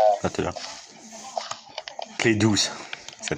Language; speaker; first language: French; native; French